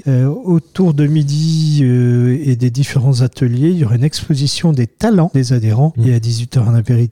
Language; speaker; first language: French; native; French